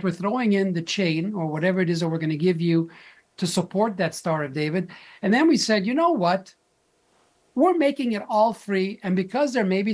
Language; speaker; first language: English; native; English